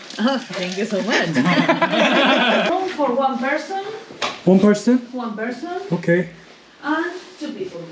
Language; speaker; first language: English; non-native, learner; Spanish